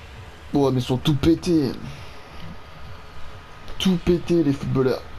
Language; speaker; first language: French; native; French